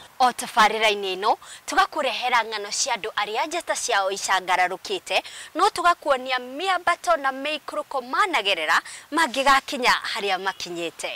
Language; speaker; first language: Kikuyu; native; Kikuyu